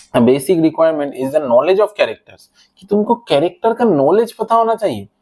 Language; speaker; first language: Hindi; non-native, local second language; Bangla